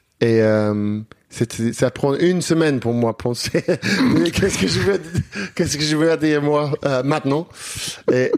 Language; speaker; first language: French; non-native, learner; English